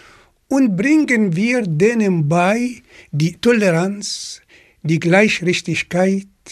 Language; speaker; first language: German; non-native, fluent; Arabic